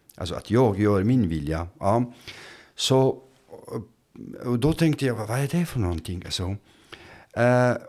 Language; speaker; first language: Swedish; non-native, fluent; Turkish